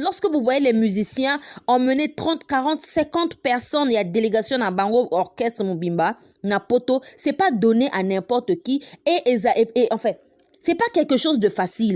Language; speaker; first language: French; non-native, local second language; Lingala